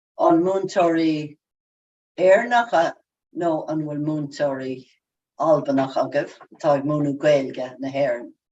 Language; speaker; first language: Irish; non-native, local second language; English